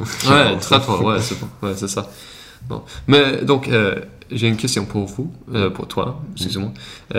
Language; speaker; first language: French; non-native, learner; Swedish